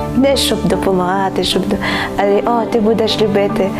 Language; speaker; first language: Ukrainian; non-native, learner; French